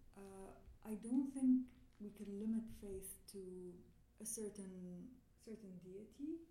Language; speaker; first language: English; non-native, fluent; Arabic